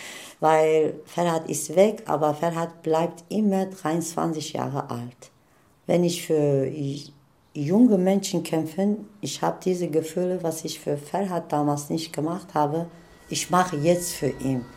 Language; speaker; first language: German; non-native, learner; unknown